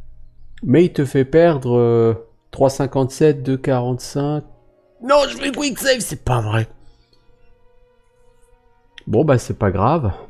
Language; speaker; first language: French; native; French